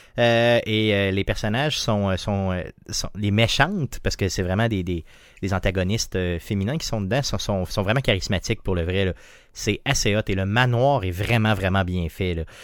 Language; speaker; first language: French; native; French